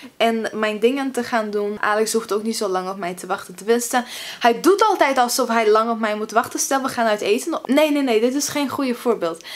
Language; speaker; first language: Dutch; early bilingual, other home language; Russian